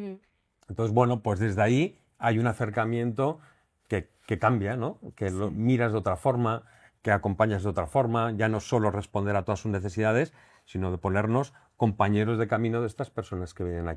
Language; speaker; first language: Spanish; native; Spanish